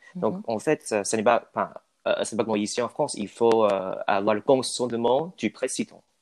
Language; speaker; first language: French; non-native, fluent; Chinese